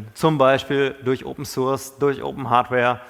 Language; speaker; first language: German; native; German